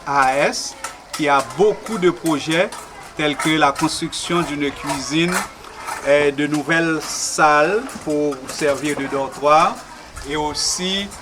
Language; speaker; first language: French; non-native, local second language; Haitian Creole